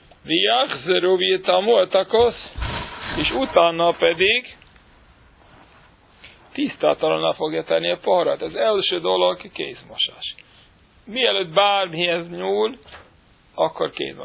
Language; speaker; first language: Hungarian; non-native, fluent; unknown